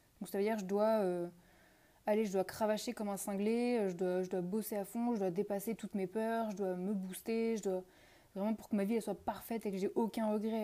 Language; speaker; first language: French; native; French